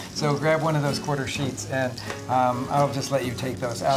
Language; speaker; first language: English; native; English